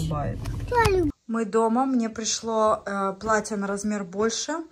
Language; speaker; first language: Russian; native; Russian